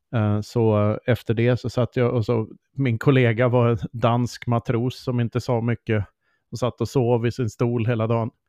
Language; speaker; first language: Swedish; native; Swedish